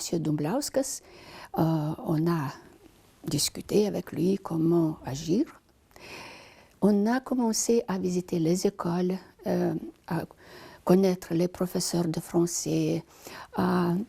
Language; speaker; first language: French; non-native, fluent; Lithuanian